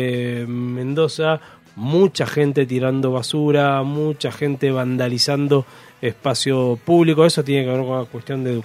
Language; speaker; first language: Spanish; native; Spanish